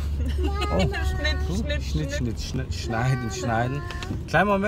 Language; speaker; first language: German; early bilingual, other home language; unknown